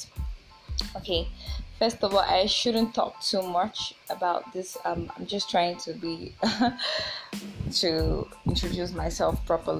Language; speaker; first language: English; non-native, local second language; Yoruba